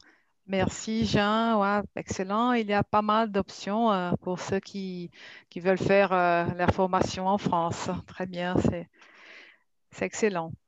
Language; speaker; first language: French; non-native, fluent; Portuguese